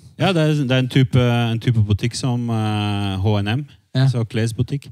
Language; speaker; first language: Norwegian; non-native, fluent; Dutch